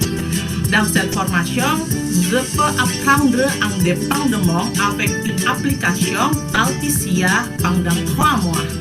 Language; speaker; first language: French; non-native, fluent; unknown